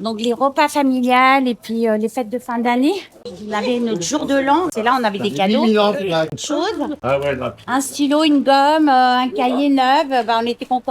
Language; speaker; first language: French; non-native, fluent; Turkish